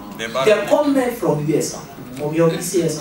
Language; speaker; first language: Swedish; non-native, learner; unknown